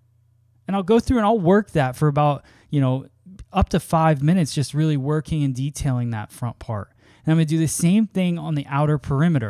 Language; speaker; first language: English; native; English